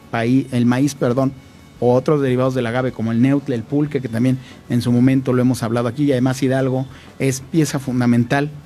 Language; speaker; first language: Spanish; native; Spanish